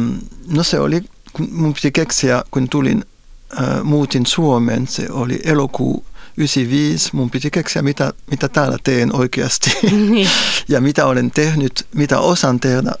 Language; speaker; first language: Finnish; non-native, fluent; French